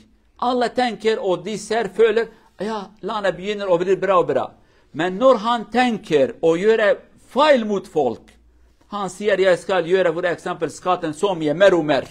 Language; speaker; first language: Norwegian; non-native, learner; Kurdish